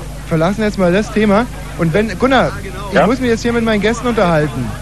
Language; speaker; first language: German; native; German